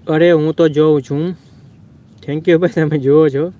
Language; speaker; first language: Gujarati; non-native, local second language; Kachhi